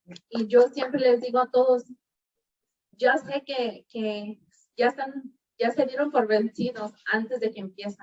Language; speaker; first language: Spanish; non-native, local second language; English